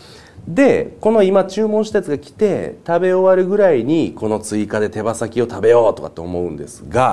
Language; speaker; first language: Japanese; native; Japanese